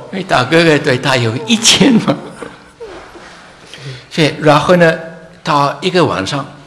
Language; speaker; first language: Chinese; non-native, fluent; English